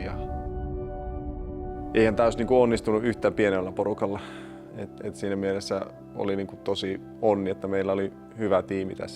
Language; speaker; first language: Finnish; native; Finnish